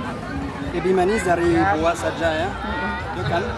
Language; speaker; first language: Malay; non-native, learner; French